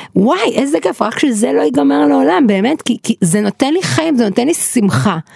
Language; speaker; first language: Hebrew; native; Hebrew